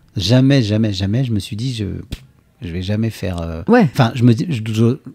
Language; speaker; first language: French; native; French